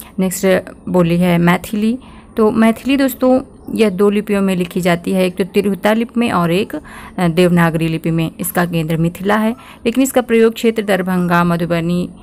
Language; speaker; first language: Hindi; native; Hindi